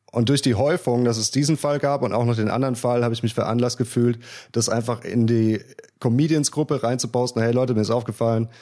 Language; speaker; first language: German; native; German